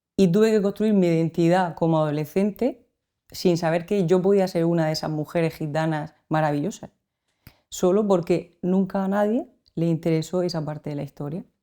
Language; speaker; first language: Spanish; native; Spanish